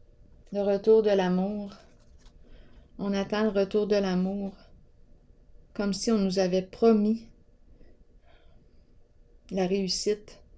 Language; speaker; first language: French; native; French